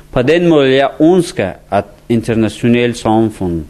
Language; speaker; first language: Danish; non-native, learner; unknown